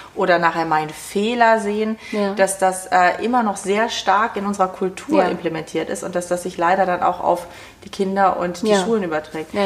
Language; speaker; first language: German; native; German